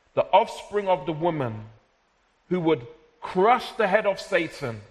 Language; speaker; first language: English; native; English